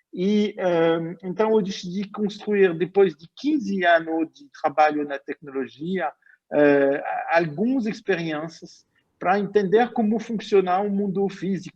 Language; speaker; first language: Portuguese; non-native, fluent; French